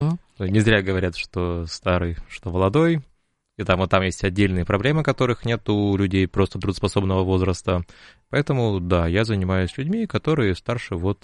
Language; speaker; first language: Russian; native; Russian